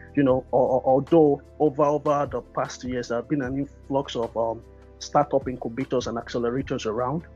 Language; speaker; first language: English; non-native, local second language; Yoruba